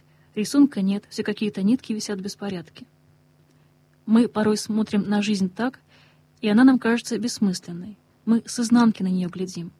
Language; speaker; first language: Russian; native; Russian